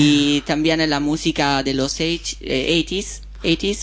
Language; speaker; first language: Spanish; non-native, fluent; Italian